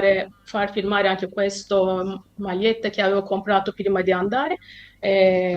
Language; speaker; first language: Italian; non-native, fluent; Turkish